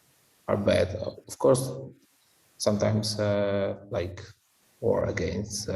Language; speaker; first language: English; non-native, fluent; Polish